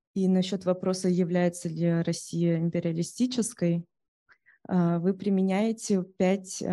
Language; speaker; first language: Russian; early bilingual, heritage; Russian